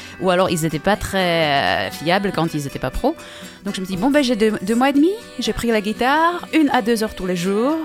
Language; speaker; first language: French; non-native, fluent; Czech